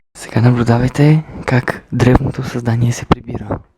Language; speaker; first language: Bulgarian; native; Bulgarian